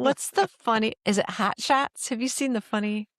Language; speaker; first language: English; native; English